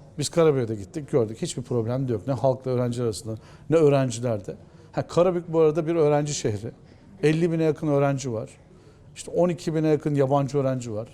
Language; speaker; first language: Turkish; native; Turkish